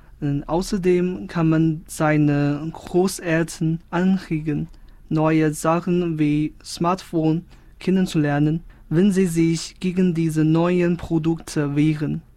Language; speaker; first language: German; non-native, fluent; Chinese